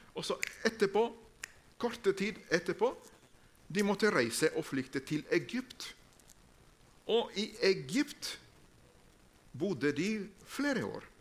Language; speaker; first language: Norwegian; non-native, fluent; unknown